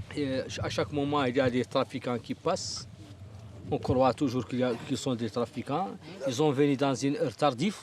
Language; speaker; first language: French; non-native, local second language; Arabic